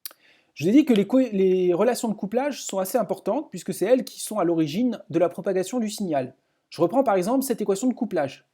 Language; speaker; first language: French; native; French